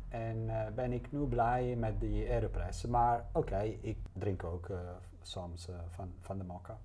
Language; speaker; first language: Dutch; non-native, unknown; Italian